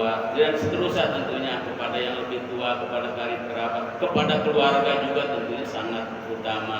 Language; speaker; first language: Indonesian; native; Indonesian